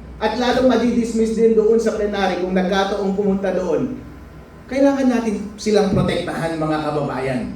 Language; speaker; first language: Filipino; non-native, local second language; Iloko